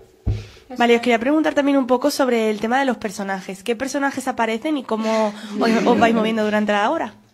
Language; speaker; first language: Spanish; native; Spanish